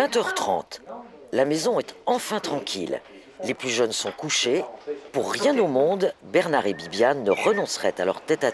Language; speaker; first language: French; native; French